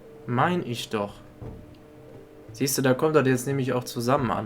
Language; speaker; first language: German; native; German